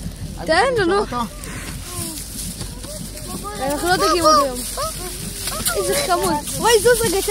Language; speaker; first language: Hebrew; native; Hebrew